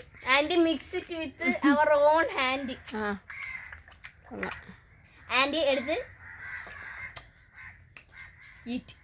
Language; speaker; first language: English; non-native, learner; Malayalam